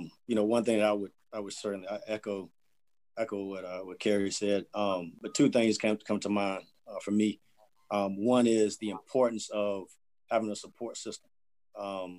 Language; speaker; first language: English; native; English